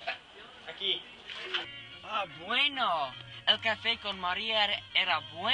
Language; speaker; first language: Spanish; non-native, learner; English